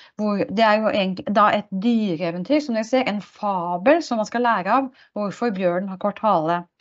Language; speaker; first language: Norwegian; native; Norwegian